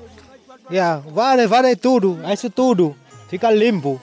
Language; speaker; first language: Portuguese; non-native, learner; Vietnamese